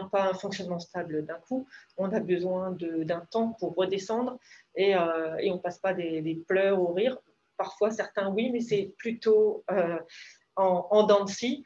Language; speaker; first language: French; native; French